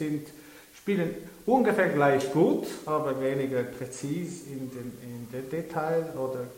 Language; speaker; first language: German; non-native, local second language; French